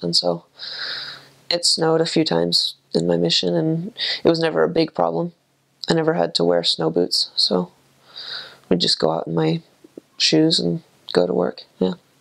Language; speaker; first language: English; native; English